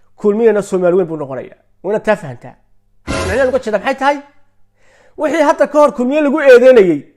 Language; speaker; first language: Somali; native; Somali